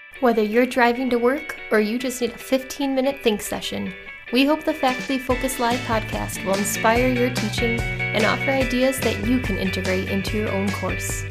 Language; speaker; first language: English; native; English